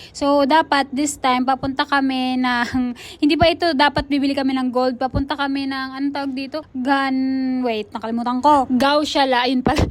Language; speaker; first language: Filipino; native; Filipino